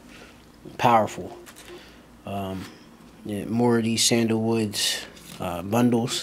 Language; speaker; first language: English; native; English